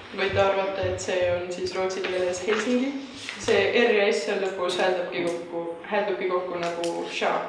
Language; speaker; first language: Estonian; native; Estonian